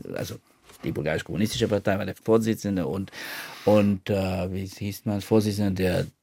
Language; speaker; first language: German; non-native, fluent; Bulgarian